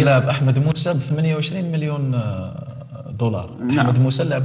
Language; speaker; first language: Arabic; native; Arabic